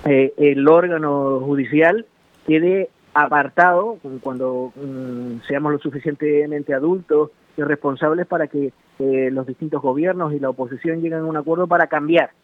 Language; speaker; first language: Spanish; native; Spanish